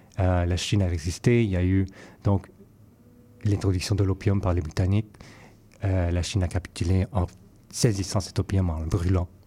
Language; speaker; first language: French; non-native, fluent; English